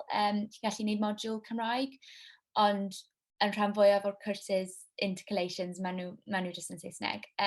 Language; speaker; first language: Welsh; non-native, local second language; English